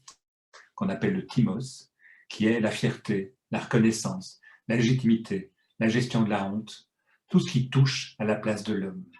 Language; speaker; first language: French; native; French